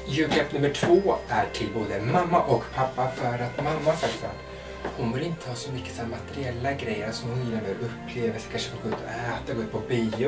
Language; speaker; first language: Swedish; native; Swedish